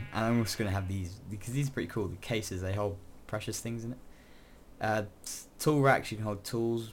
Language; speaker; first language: English; native; English